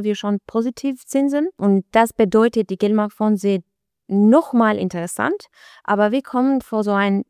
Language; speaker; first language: German; non-native, learner; Albanian